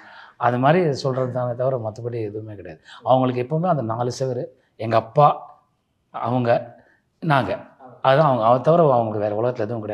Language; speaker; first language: Tamil; native; Tamil